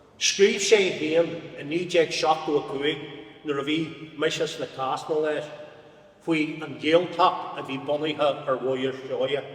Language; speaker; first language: Irish; non-native, local second language; English